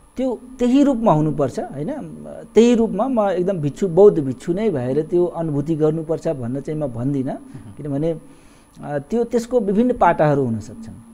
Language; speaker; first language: Nepali; non-native, local second language; Awadhi